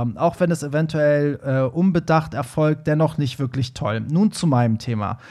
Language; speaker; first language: German; early bilingual, other home language; Persian